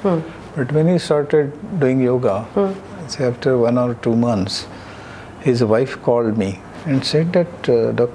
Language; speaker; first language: English; non-native, local second language; Marathi